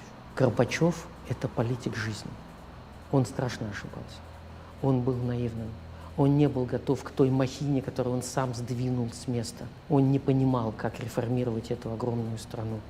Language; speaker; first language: Russian; native; Russian